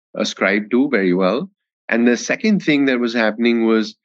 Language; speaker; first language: English; non-native, local second language; Hindi